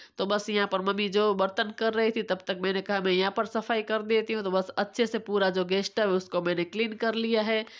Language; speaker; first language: Hindi; non-native, local second language; Gujarati